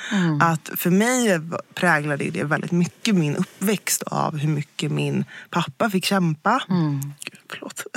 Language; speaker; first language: Swedish; early bilingual, other home language; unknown